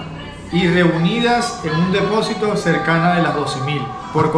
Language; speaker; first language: Spanish; native; Spanish